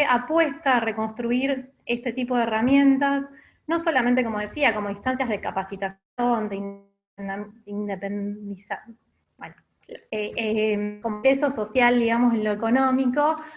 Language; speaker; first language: Spanish; native; Spanish